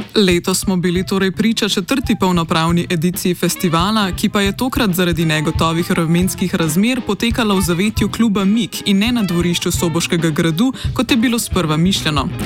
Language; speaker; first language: Slovenian; native; Slovenian